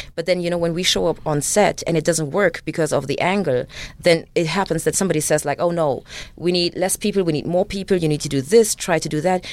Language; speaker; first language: English; non-native, fluent; German